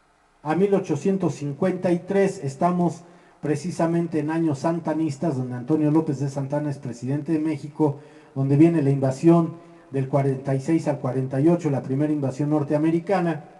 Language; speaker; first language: Spanish; native; Spanish